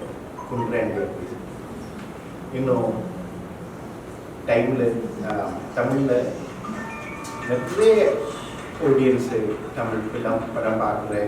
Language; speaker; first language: Tamil; non-native, learner; Malayalam